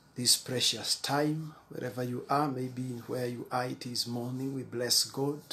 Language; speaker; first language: English; non-native, local second language; Swahili